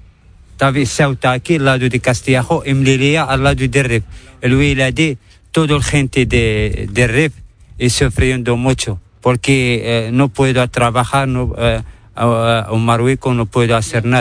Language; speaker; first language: Spanish; non-native, learner; Arabic